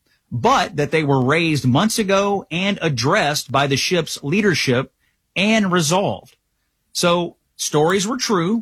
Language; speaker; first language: English; native; English